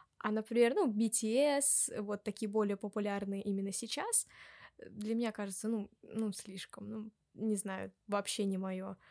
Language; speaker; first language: Russian; native; Russian